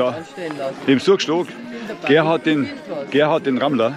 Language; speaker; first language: German; native; German